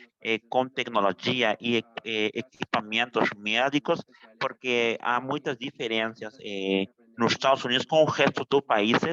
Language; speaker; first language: Portuguese; non-native, fluent; Spanish